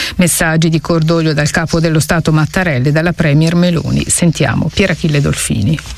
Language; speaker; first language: Italian; native; Italian